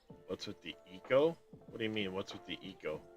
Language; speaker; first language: English; native; English